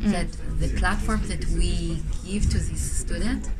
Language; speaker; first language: English; non-native, fluent; Hebrew